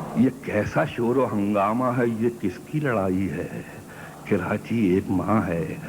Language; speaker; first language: Urdu; native; Urdu